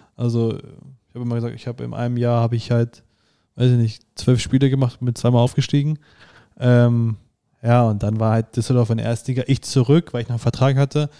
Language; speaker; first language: German; native; German